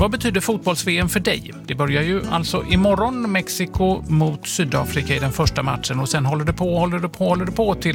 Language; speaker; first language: Swedish; native; Swedish